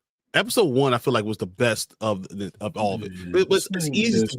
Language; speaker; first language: English; native; English